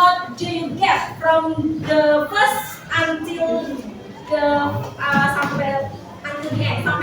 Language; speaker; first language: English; non-native, learner; Indonesian